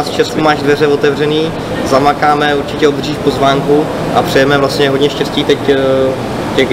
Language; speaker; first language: Czech; native; Czech